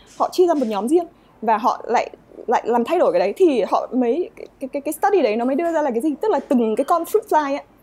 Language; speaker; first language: Vietnamese; native; Vietnamese